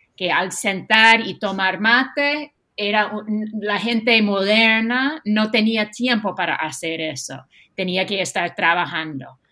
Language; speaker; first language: Spanish; non-native, fluent; English